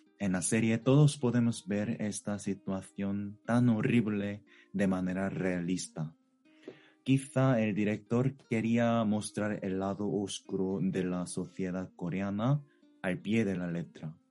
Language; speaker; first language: Spanish; non-native, fluent; Korean